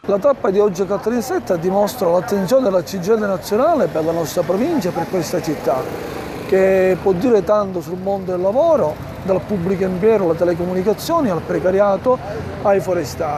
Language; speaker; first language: Italian; native; Italian